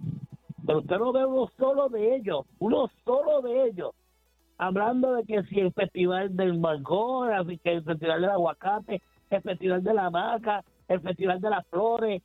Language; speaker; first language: Spanish; native; Spanish